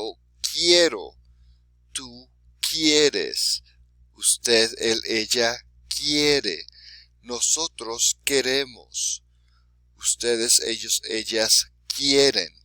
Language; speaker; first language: Spanish; non-native, fluent; English